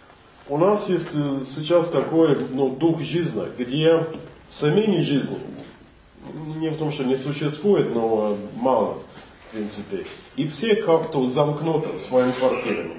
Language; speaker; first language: Russian; non-native, fluent; English